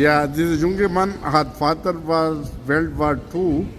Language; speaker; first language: German; non-native, learner; Urdu